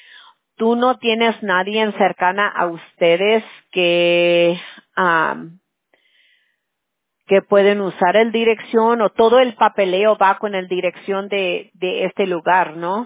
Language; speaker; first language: Spanish; early bilingual, heritage; Spanish